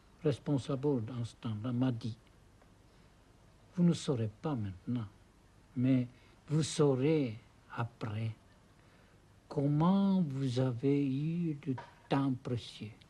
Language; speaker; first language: French; non-native, fluent; Japanese